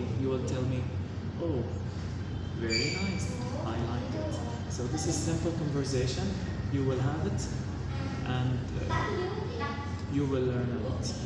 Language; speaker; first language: English; non-native, learner; Arabic